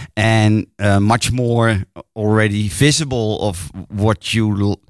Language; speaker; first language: English; non-native, fluent; Dutch